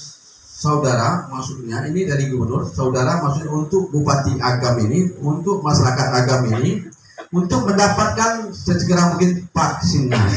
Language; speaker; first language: Indonesian; native; Indonesian